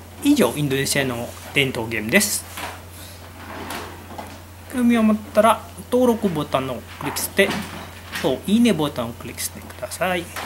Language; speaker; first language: Japanese; non-native, learner; Indonesian